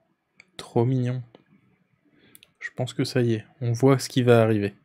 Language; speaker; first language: French; native; French